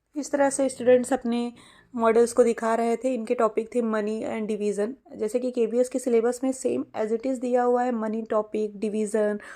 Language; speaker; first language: Hindi; native; Hindi